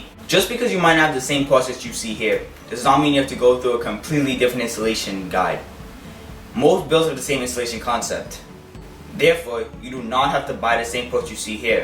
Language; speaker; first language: English; native; English